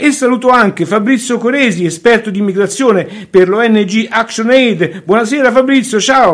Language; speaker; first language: Italian; native; Italian